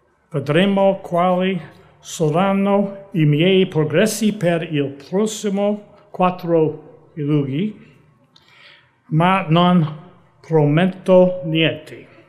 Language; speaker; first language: Italian; non-native, learner; English